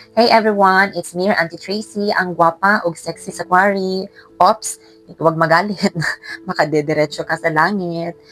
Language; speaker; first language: Filipino; non-native, local second language; Cebuano